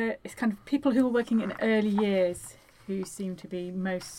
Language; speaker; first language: English; native; English